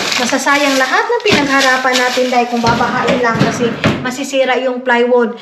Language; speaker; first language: Filipino; non-native, local second language; Cebuano